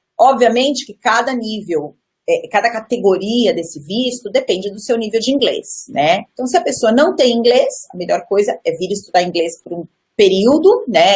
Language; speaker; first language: Portuguese; native; Portuguese